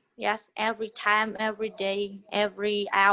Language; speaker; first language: English; non-native, learner; Vietnamese